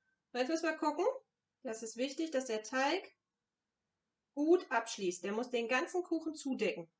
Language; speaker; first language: German; non-native, fluent; French